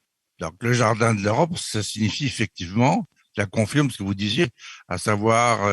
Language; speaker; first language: French; native; French